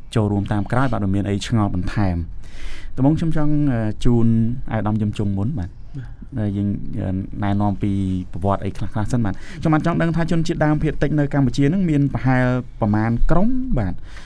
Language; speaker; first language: Khmer; native; Khmer